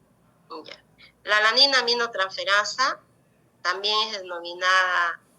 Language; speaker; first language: Spanish; native; Spanish